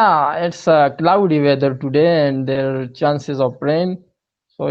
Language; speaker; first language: English; non-native, learner; Pashto